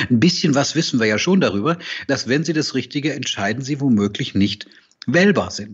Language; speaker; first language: German; native; German